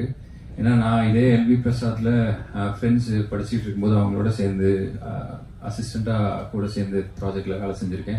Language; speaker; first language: Tamil; native; Tamil